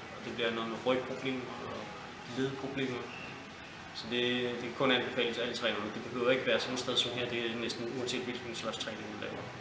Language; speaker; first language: Danish; native; Danish